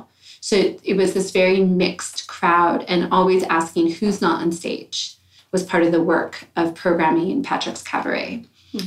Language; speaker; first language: English; native; English